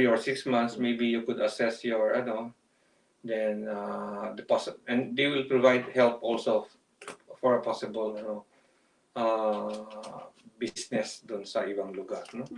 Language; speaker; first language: English; non-native, local second language; Filipino